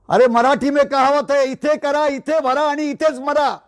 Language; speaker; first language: Hindi; non-native, local second language; Marathi